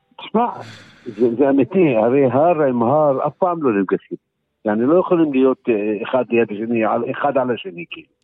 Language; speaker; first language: Hebrew; non-native, local second language; Arabic